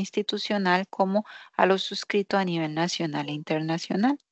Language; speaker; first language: Spanish; native; Spanish